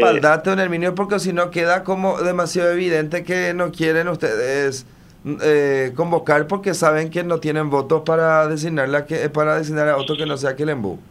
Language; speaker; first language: Spanish; native; Spanish